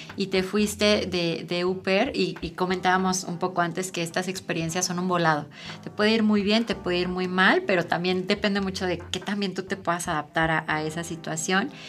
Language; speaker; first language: Spanish; native; Spanish